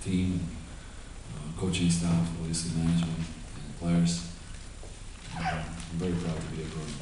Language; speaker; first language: English; non-native, fluent; Slovak